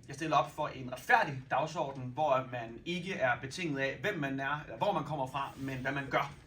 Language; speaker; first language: Danish; native; Danish